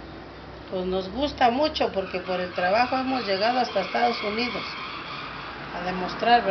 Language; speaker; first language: Spanish; native; Spanish